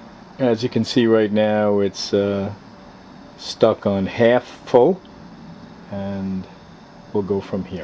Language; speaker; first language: English; native; English